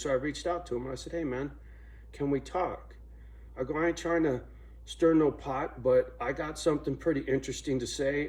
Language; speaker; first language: English; native; English